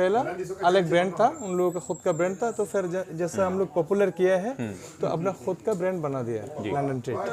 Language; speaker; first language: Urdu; non-native, fluent; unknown